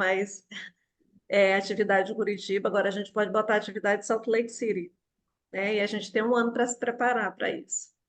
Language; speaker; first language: Portuguese; native; Portuguese